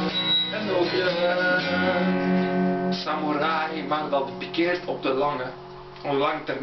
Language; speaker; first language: Dutch; non-native, local second language; French